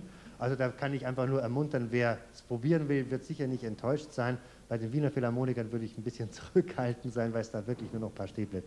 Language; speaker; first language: German; native; German